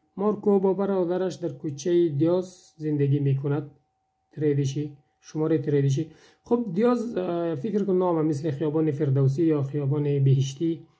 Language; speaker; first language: Persian; native; Persian